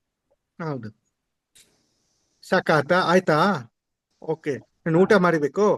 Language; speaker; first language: Kannada; non-native, learner; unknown